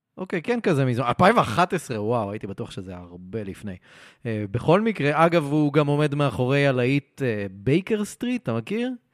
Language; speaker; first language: Hebrew; native; Hebrew